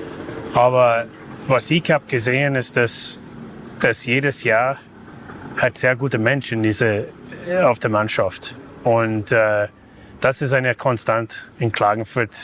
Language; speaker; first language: German; non-native, learner; English